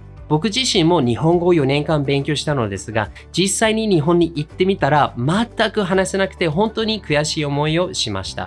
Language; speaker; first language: Japanese; non-native, fluent; English